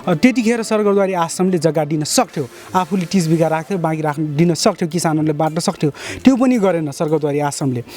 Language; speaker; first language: Nepali; non-native, local second language; Dangaura Tharu